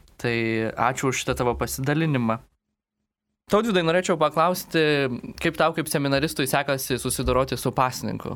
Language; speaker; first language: Lithuanian; native; Lithuanian